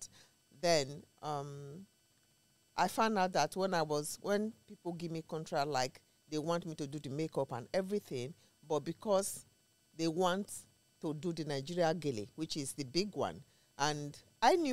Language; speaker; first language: English; non-native, local second language; Esan